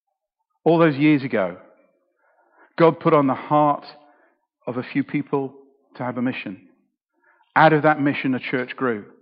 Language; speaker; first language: English; native; English